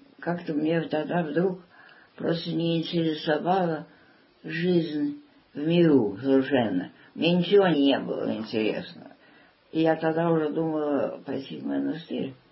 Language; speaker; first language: Russian; early bilingual, heritage; Russian